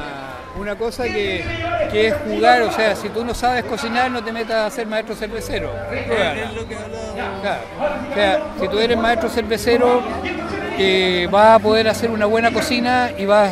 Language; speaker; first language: Spanish; native; Spanish